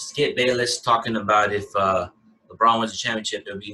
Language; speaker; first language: English; native; English